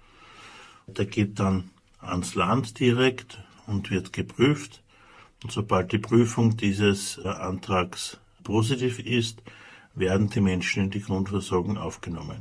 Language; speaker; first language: German; native; German